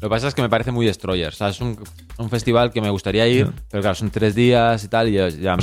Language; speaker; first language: Spanish; native; Spanish